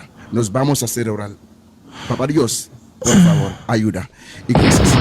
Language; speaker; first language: Spanish; non-native, learner; Haitian Creole